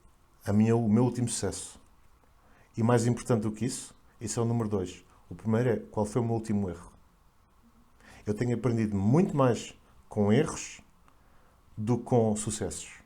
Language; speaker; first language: Portuguese; native; Portuguese